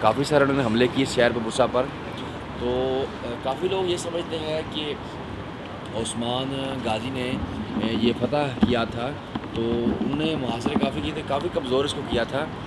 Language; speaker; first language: Urdu; non-native, local second language; Punjabi